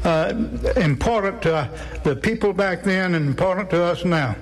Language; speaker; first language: English; native; English